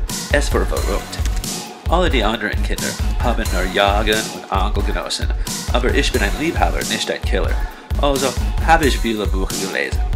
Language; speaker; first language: German; non-native, learner; English